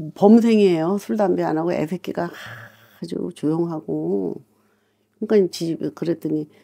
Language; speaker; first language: Korean; native; Korean